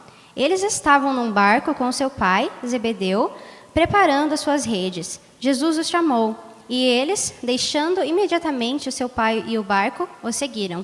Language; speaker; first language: Portuguese; native; Portuguese